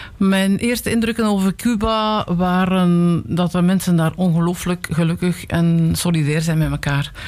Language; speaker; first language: Dutch; native; Dutch